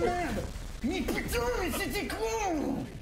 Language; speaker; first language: French; native; French